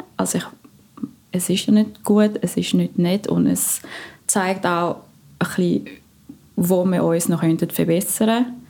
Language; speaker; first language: German; non-native, fluent; Filipino